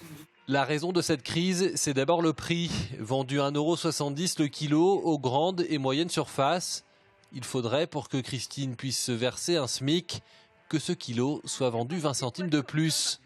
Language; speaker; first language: French; native; French